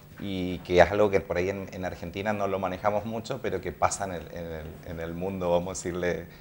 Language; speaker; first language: Spanish; native; Spanish